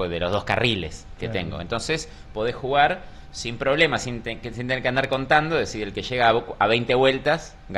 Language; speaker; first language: Spanish; native; Spanish